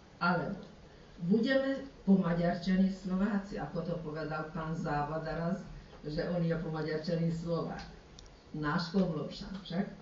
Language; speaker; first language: Slovak; early bilingual, heritage; Slovak